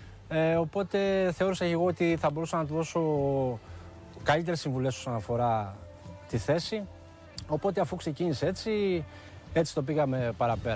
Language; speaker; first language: Greek; native; Greek